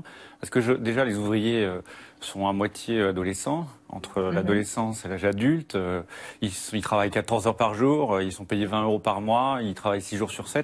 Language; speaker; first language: French; native; French